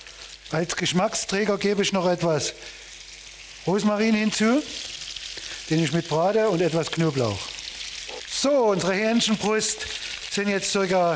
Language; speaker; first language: German; native; German